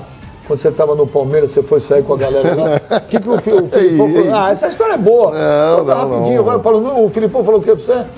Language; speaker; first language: Portuguese; native; Portuguese